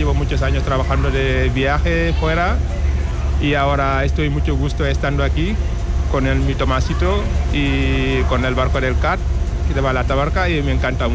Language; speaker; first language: Spanish; non-native, learner; Wolof